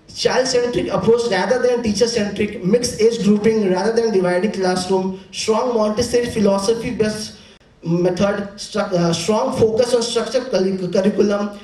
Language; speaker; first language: Hindi; non-native, local second language; Bangla